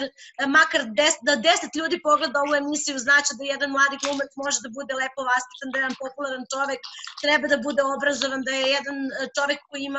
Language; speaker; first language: Serbian; native; Serbian